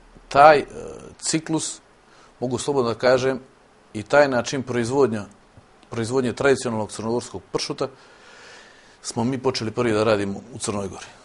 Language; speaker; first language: Serbian; native; Serbian